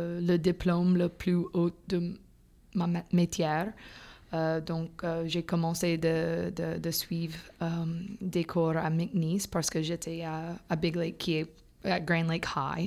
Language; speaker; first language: French; non-native, fluent; English